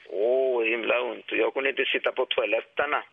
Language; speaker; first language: Swedish; non-native, fluent; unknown